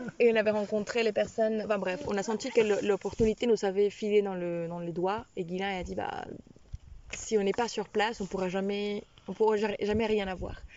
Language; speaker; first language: French; non-native, fluent; Spanish